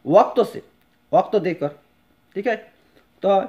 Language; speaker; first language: Hindi; non-native, local second language; Bangla